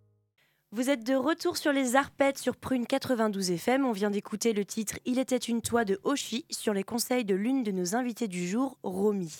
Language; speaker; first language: French; native; French